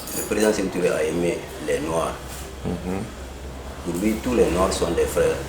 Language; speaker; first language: French; non-native, local second language; Mandingo